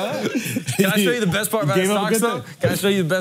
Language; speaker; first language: English; native; English